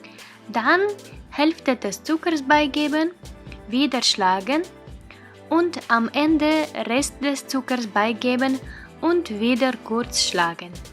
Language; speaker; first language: German; non-native, fluent; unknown